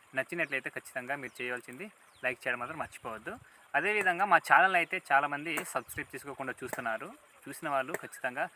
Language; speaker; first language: Telugu; native; Telugu